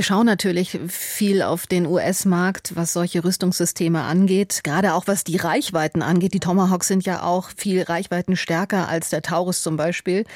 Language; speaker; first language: German; native; German